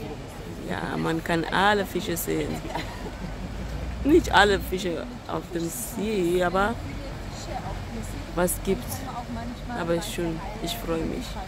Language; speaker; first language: German; non-native, learner; English